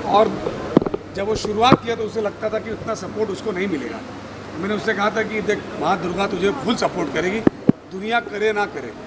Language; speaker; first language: Hindi; native; Hindi